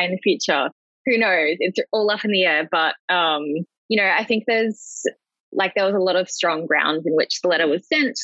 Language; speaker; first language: English; native; English